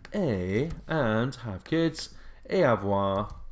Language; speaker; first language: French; non-native, fluent; English